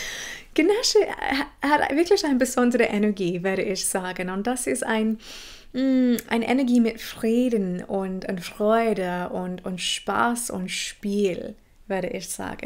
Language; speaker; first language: German; non-native, fluent; English